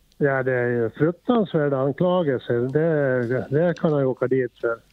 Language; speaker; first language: Swedish; native; Swedish